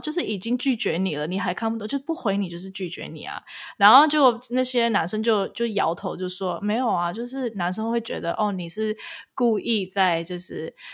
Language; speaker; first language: Chinese; early bilingual, other home language; English